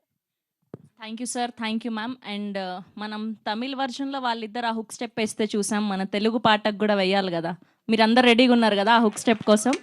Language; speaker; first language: Telugu; native; Telugu